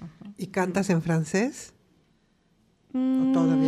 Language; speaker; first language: Spanish; native; Spanish